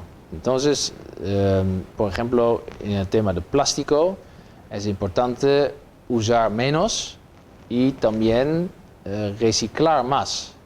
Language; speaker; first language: Spanish; non-native, fluent; Dutch